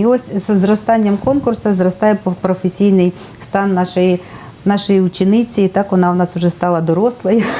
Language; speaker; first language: Ukrainian; native; Ukrainian